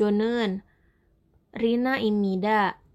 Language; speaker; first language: Korean; non-native, fluent; Indonesian